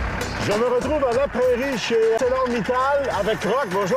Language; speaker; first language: French; native; French